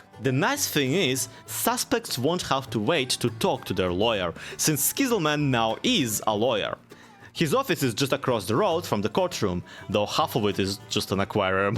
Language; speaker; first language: English; native; English